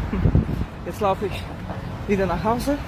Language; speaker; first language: German; non-native, fluent; Russian